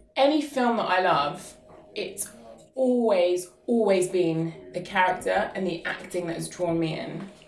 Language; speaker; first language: English; native; English